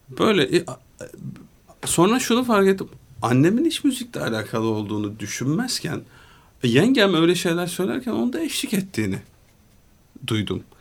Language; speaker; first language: Turkish; native; Turkish